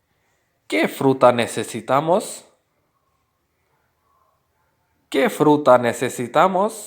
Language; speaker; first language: Spanish; non-native, fluent; Urdu